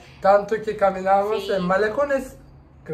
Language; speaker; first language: Spanish; non-native, learner; Turkish